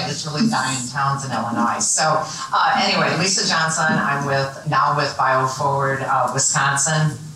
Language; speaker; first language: English; native; English